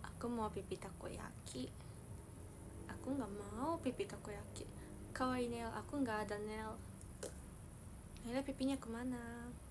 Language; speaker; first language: Indonesian; non-native, learner; Japanese